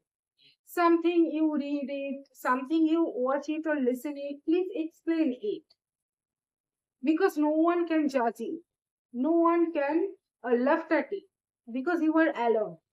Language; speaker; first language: English; non-native, learner; Bangla